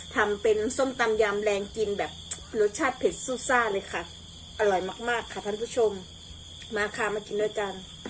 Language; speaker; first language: Thai; non-native, local second language; Northeastern Thai